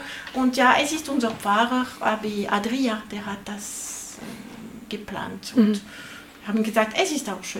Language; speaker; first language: German; non-native, learner; French